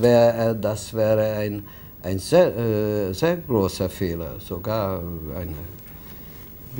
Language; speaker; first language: German; non-native, fluent; Hungarian